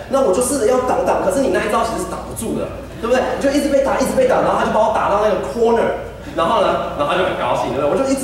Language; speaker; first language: Chinese; early bilingual, heritage; Chinese